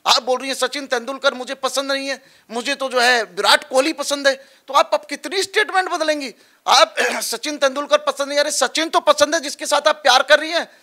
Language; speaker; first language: Hindi; native; Hindi